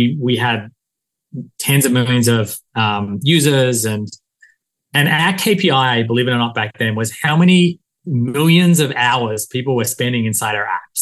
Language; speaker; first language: English; native; English